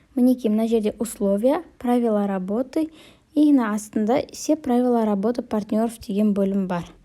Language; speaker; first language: Russian; non-native, local second language; Kazakh